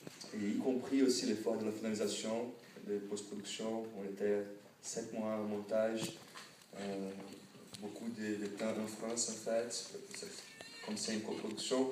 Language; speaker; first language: French; non-native, fluent; Portuguese